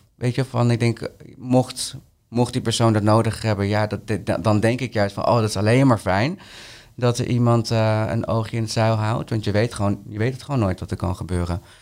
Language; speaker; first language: Dutch; early bilingual, other home language; Spanish